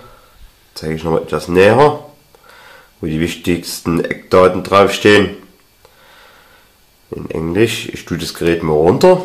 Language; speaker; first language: German; native; German